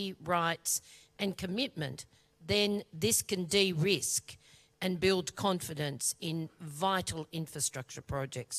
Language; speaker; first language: English; native; English